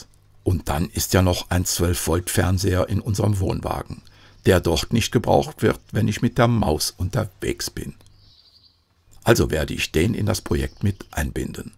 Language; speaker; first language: German; native; German